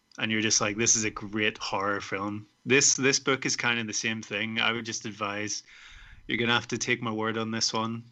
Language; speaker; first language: English; native; English